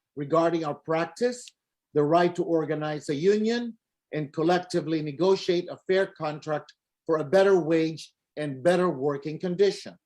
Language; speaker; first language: English; non-native, local second language; Filipino